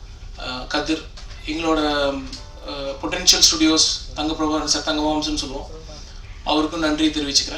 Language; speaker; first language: Tamil; native; Tamil